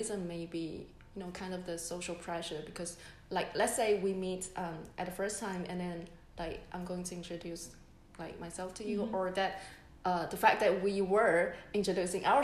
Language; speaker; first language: English; non-native, fluent; Chinese